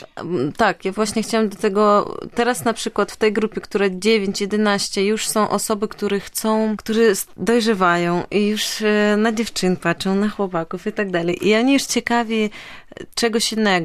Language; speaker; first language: Polish; non-native, fluent; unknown